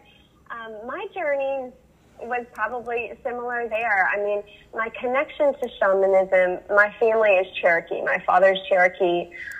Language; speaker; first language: English; native; English